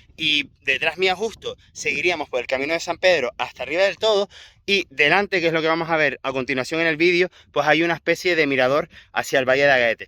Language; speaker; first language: Spanish; native; Spanish